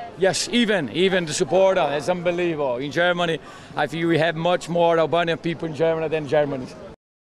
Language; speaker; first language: English; non-native, fluent; Portuguese